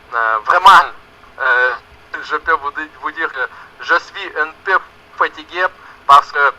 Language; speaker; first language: French; non-native, learner; Russian